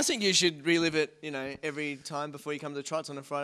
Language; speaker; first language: English; native; English